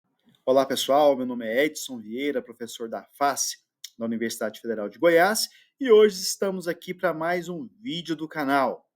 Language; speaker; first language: Portuguese; native; Portuguese